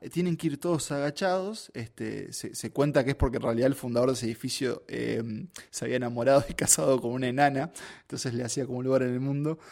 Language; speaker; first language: Spanish; native; Spanish